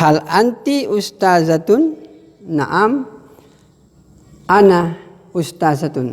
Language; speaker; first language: Arabic; non-native, fluent; Indonesian